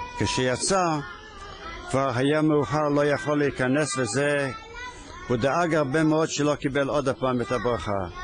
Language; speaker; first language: Hebrew; early bilingual, other home language; Yiddish